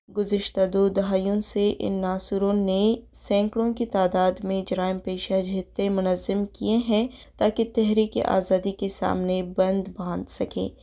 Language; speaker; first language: Urdu; non-native, local second language; Baluchi